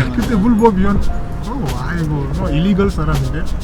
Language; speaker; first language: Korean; non-native, fluent; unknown